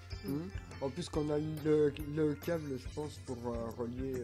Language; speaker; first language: French; native; French